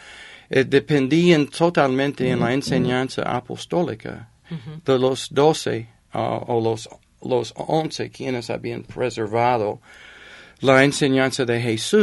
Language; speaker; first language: Spanish; non-native, fluent; English